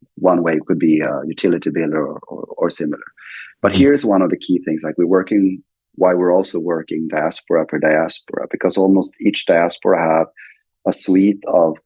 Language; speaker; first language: English; non-native, fluent; Swedish